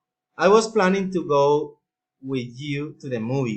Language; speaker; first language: English; non-native, fluent; Spanish